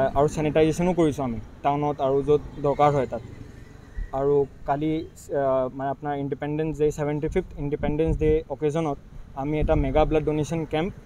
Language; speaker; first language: Assamese; native; Assamese